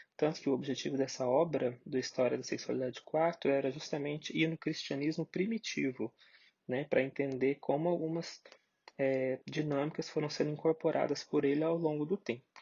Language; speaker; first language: Portuguese; native; Portuguese